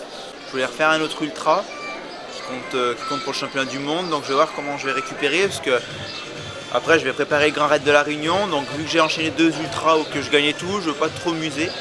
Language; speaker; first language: French; native; French